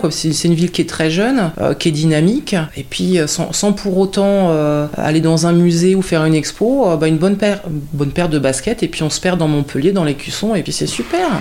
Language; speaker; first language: French; native; French